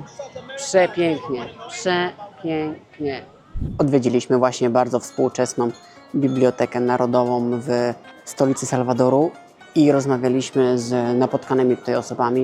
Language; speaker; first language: Polish; native; Polish